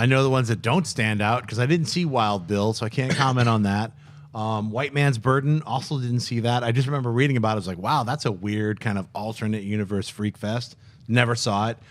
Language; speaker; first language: English; native; English